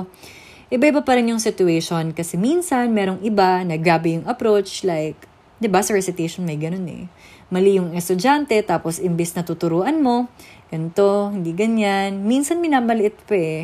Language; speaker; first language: English; non-native, local second language; Waray